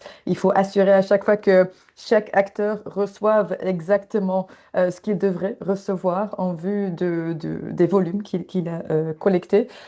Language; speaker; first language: French; native; French